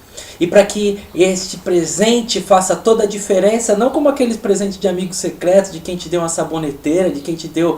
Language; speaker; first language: Portuguese; native; Portuguese